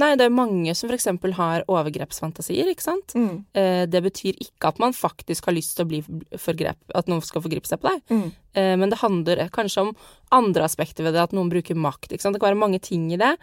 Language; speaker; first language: Norwegian; native; Norwegian